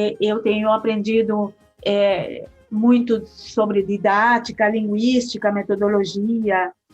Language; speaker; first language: Portuguese; early bilingual, heritage; Portuguese